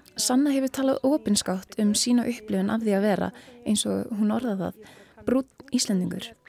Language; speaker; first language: Icelandic; native; Icelandic